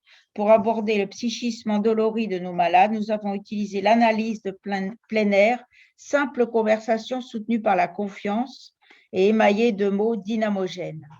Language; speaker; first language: French; native; French